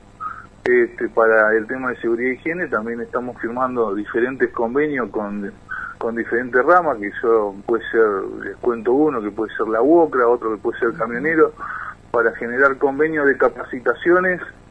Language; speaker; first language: Spanish; native; Spanish